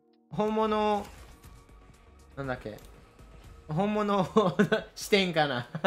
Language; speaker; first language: Japanese; non-native, fluent; English